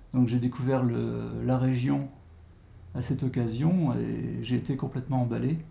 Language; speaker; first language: French; native; French